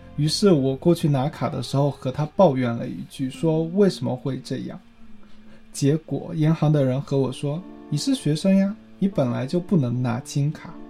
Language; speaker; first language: Chinese; native; Chinese